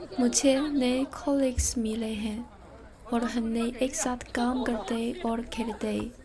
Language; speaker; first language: Hindi; non-native, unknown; Chinese